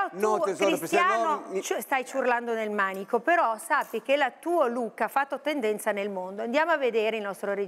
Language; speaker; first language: Italian; native; Italian